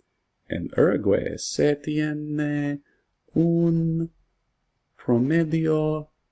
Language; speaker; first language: Spanish; non-native, learner; English